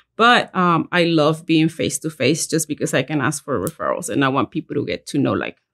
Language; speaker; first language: English; early bilingual, other home language; Spanish